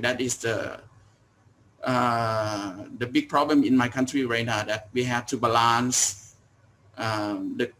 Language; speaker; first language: English; non-native, learner; Thai